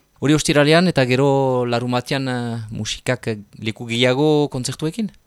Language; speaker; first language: Basque; native; Basque